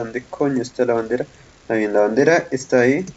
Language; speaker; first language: Spanish; native; Spanish